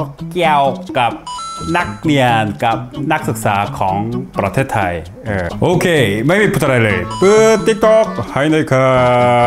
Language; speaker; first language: Thai; non-native, learner; Korean